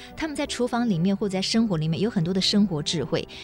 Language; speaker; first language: Chinese; non-native, local second language; Min Nan Chinese